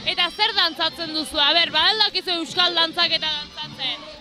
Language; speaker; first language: Basque; native; Basque